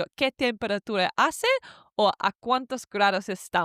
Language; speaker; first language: Spanish; non-native, learner; English